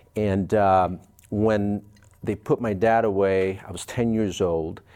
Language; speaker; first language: English; early bilingual, other home language; Spanish